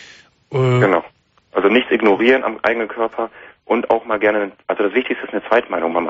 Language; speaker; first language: German; native; German